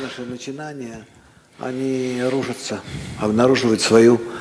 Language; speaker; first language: Russian; native; Russian